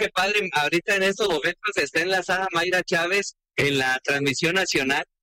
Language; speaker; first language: Spanish; native; Spanish